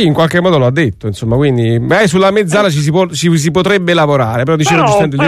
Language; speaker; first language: Italian; native; Italian